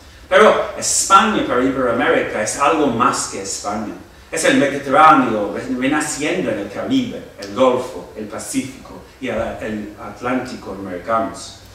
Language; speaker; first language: Spanish; non-native, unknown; English